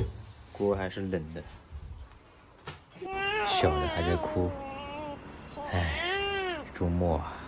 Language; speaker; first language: Chinese; native; Chinese